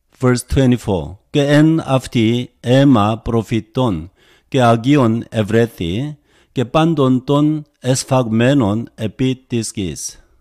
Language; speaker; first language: Greek; non-native, fluent; Korean